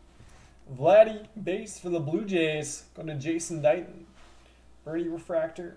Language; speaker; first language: English; native; English